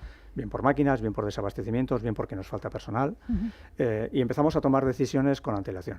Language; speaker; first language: Spanish; native; Spanish